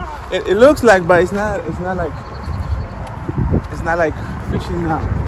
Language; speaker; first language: English; non-native, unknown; Spanish